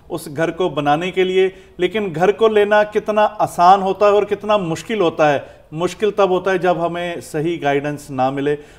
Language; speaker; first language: Hindi; non-native, local second language; Punjabi